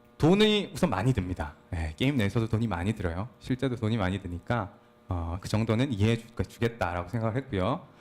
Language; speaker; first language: Korean; native; Korean